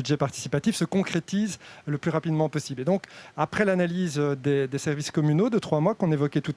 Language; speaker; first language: French; native; French